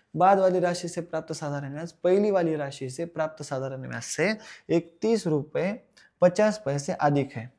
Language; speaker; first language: Hindi; non-native, local second language; Marathi